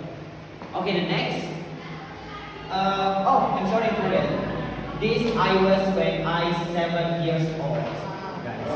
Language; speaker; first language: English; non-native, learner; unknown